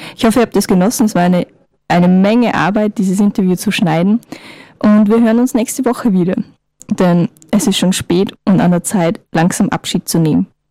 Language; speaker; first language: German; native; German